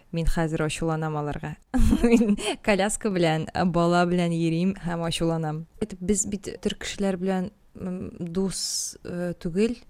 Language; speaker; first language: Tatar; native; Tatar